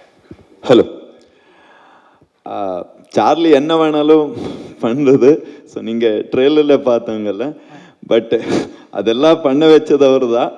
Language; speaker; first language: Tamil; non-native, fluent; Malayalam